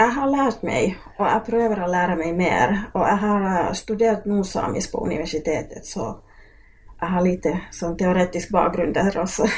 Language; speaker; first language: Swedish; non-native, local second language; Finnish